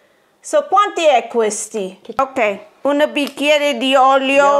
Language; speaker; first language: Italian; early bilingual, heritage; English